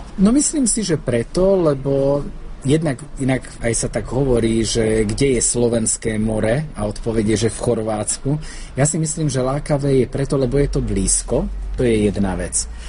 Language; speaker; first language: Slovak; native; Slovak